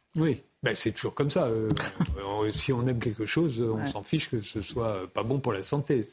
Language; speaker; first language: French; native; French